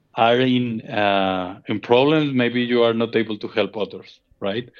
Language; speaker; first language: English; non-native, fluent; Spanish